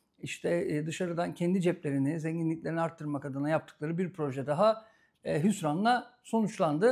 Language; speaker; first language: Turkish; native; Turkish